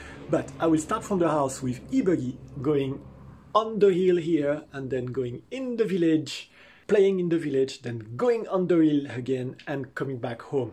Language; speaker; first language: English; non-native, fluent; French